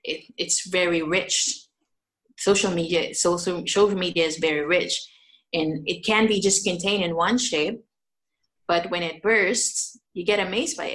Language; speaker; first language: English; non-native, local second language; Filipino